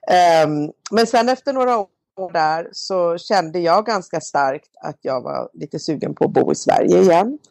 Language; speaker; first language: Swedish; native; Swedish